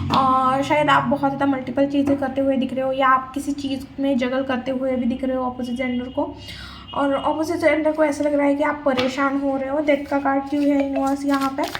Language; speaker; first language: Hindi; non-native, local second language; Marathi